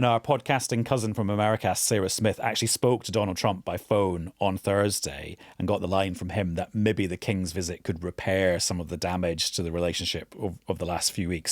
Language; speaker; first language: English; native; English